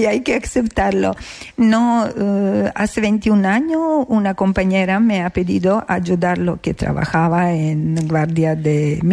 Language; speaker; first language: Spanish; non-native, learner; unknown